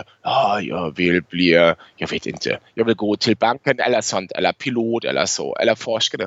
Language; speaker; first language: Swedish; non-native, fluent; German